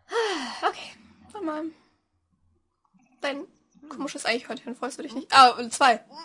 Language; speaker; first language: German; native; German